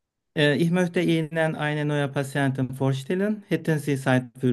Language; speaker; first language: German; non-native, learner; Turkish